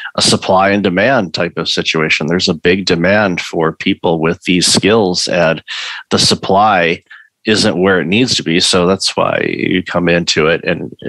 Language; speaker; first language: English; native; English